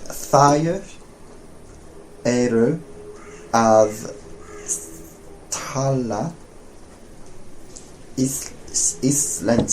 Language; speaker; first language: Icelandic; non-native, learner; English